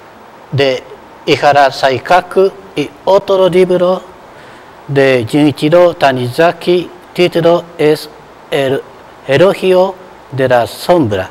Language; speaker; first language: Spanish; non-native, fluent; Japanese